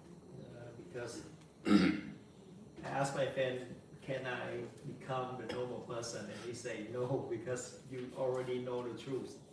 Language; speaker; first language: English; non-native, learner; Vietnamese